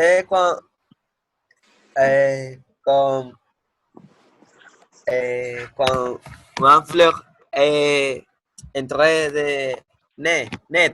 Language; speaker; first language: French; non-native, learner; Spanish